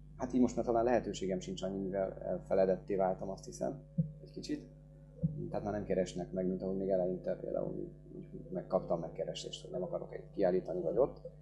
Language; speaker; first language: Hungarian; early bilingual, other home language; Polish